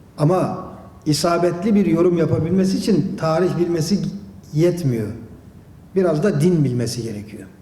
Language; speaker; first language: Turkish; native; Turkish